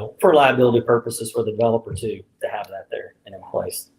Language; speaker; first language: English; native; English